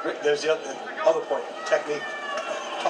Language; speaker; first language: English; native; English